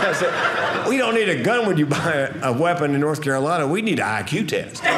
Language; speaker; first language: English; native; English